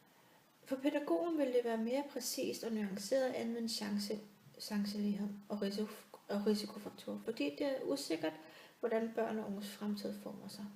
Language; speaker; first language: Danish; native; Danish